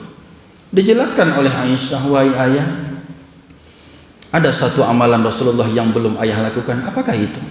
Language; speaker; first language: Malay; non-native, local second language; Minangkabau